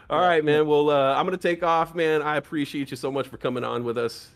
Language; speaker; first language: English; native; English